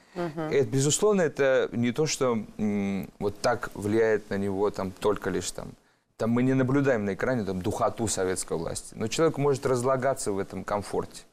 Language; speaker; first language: Russian; early bilingual, other home language; Georgian